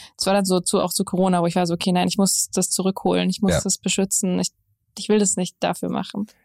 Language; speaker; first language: German; native; German